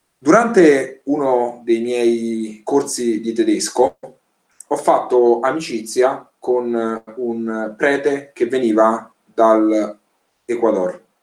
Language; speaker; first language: Italian; native; Italian